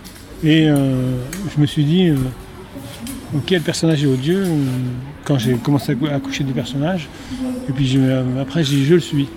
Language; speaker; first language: French; native; French